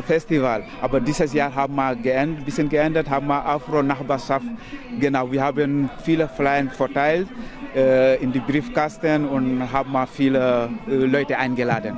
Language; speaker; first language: German; non-native, learner; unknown